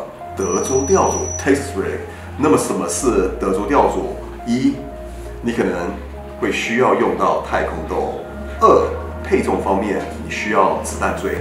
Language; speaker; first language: Chinese; native; Chinese